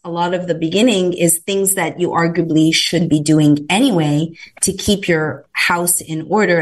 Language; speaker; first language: English; native; English